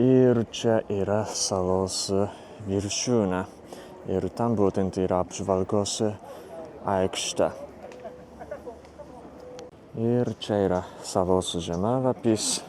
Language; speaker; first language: Lithuanian; non-native, fluent; Japanese